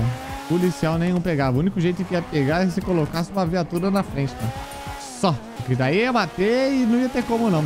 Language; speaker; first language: Portuguese; native; Portuguese